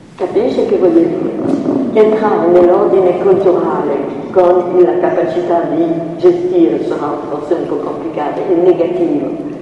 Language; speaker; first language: Italian; non-native, fluent; French